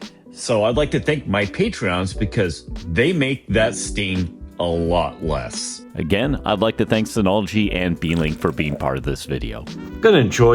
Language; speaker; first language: English; native; English